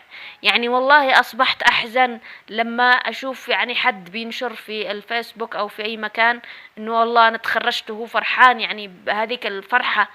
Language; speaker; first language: Arabic; native; Arabic